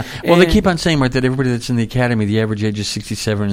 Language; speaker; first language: English; native; English